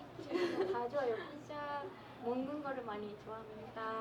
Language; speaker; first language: Korean; non-native, learner; Japanese